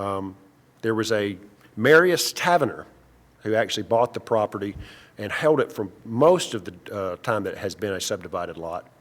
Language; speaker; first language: English; native; English